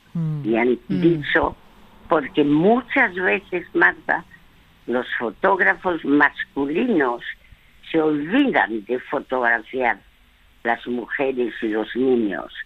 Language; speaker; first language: Spanish; early bilingual, other home language; French